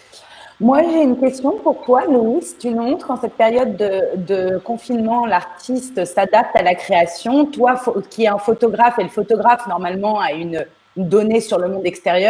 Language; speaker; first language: French; native; French